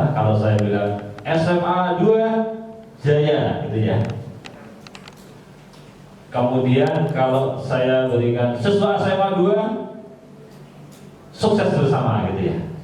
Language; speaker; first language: Indonesian; native; Indonesian